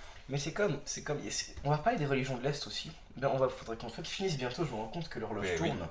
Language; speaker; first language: French; native; French